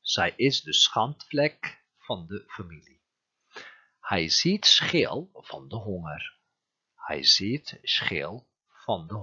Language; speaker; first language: Dutch; non-native, fluent; Turkish